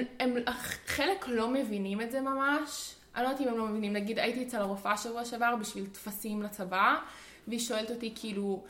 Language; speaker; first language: Hebrew; early bilingual, heritage; Hebrew